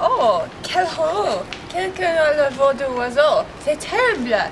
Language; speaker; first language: French; non-native, learner; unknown